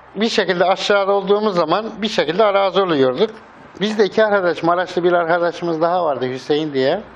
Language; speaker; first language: Turkish; native; Turkish